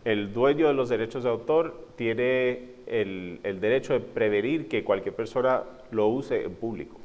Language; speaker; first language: Spanish; non-native, fluent; English